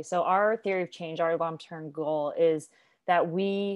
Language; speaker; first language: English; non-native, local second language; Cantonese